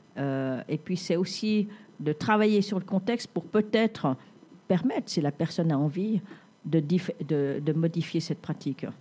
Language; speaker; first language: French; native; French